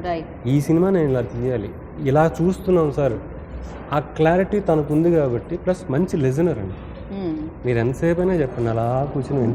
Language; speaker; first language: Telugu; native; Telugu